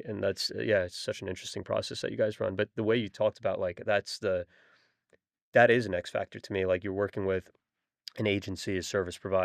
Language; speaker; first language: English; native; English